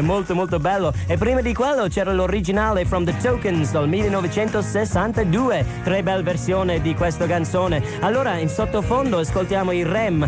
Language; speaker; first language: Italian; non-native, fluent; English